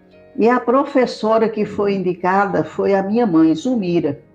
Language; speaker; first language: Portuguese; native; Portuguese